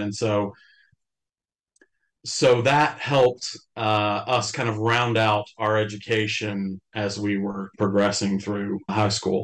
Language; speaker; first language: English; native; English